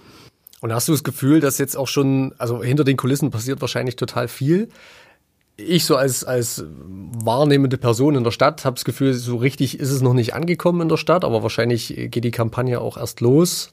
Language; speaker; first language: German; native; German